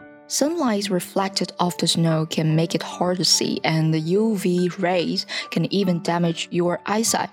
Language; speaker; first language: English; non-native, fluent; Chinese